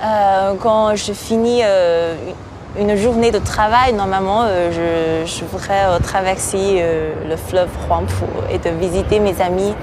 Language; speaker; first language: French; non-native, fluent; Chinese